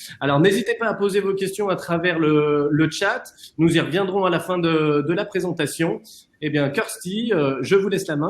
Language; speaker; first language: French; native; French